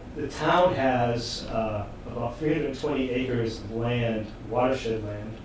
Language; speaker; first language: English; native; English